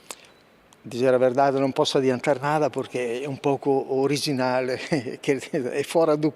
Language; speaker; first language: Portuguese; non-native, fluent; Italian